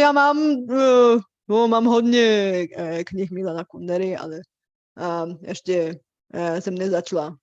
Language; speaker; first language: Czech; non-native, fluent; Bulgarian